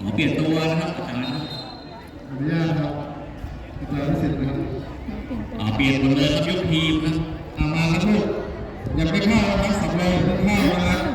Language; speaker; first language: Thai; native; Thai